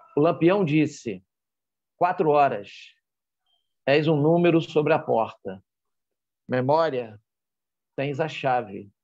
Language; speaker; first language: Portuguese; native; Portuguese